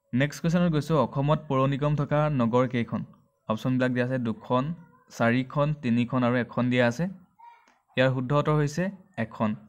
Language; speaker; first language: Assamese; native; Assamese